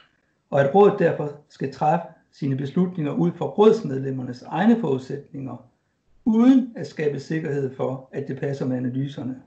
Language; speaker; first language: Danish; native; Danish